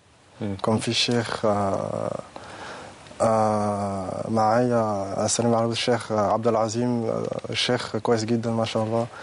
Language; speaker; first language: Arabic; non-native, learner; French